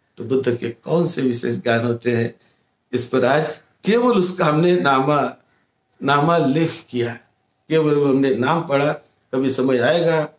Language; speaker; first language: Hindi; non-native, local second language; Marathi